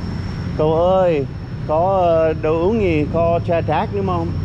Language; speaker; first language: Vietnamese; non-native, learner; English